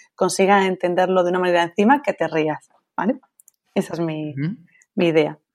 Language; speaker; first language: Spanish; native; Spanish